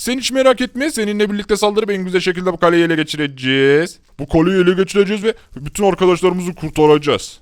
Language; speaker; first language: Turkish; native; Turkish